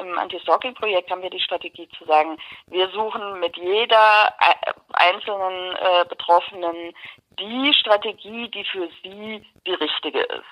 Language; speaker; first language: German; native; German